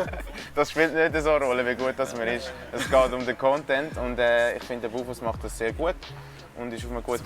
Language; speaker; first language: German; native; German